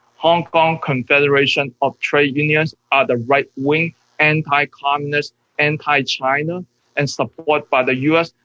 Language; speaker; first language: English; non-native, local second language; Cantonese